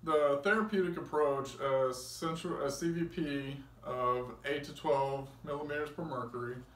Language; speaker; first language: English; native; English